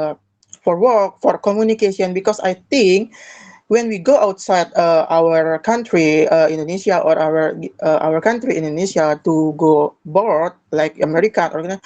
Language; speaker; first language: English; non-native, learner; Indonesian